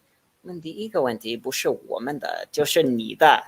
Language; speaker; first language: Chinese; non-native, learner; English